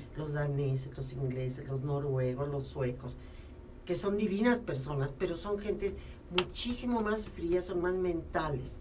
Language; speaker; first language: Spanish; native; Spanish